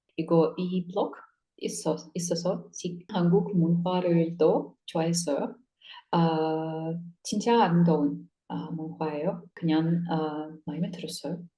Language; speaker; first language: Korean; non-native, learner; Russian